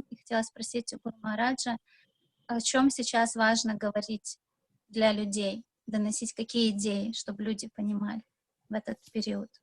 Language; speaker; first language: Russian; native; Russian